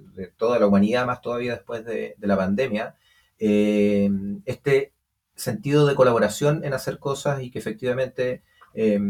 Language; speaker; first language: Spanish; native; Spanish